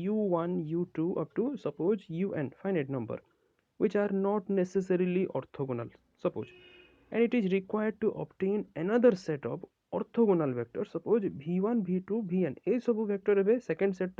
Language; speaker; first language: English; non-native, local second language; Odia